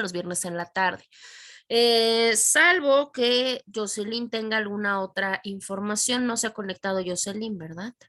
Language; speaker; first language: Spanish; native; Spanish